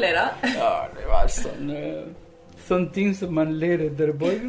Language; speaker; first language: Norwegian; early bilingual, other home language; Spanish